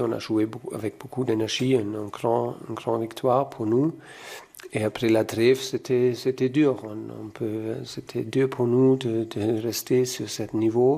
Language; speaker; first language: French; non-native, fluent; German